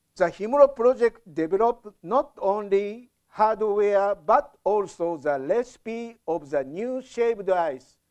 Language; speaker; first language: English; non-native, fluent; Japanese